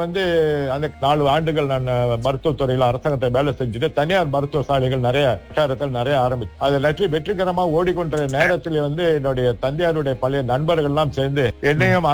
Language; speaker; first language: Tamil; early bilingual, heritage; Tamil